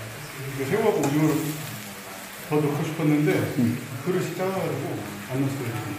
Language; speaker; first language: Korean; non-native, fluent; Sinhala